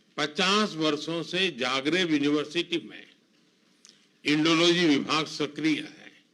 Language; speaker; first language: Hindi; non-native, local second language; Gujarati